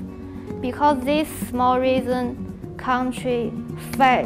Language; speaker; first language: English; non-native, learner; Chinese